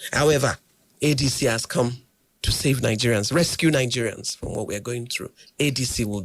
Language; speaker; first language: English; non-native, local second language; Yoruba